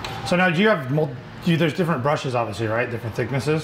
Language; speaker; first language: English; native; English